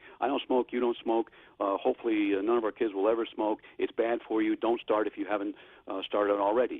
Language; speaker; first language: English; native; English